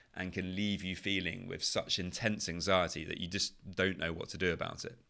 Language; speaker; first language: English; native; English